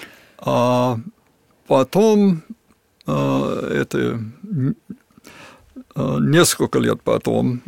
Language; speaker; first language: Russian; non-native, fluent; English